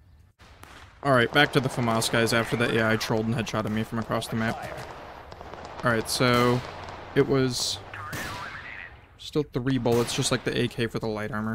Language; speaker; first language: English; native; English